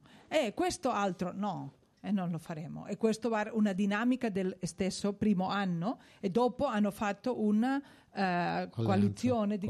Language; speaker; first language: Italian; non-native, fluent; Spanish